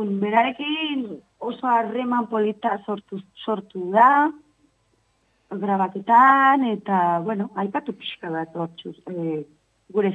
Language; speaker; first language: Basque; non-native, local second language; Spanish